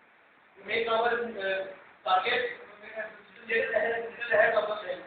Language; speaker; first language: English; non-native, learner; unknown